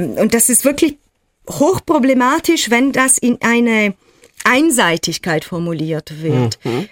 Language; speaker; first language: German; non-native, fluent; Italian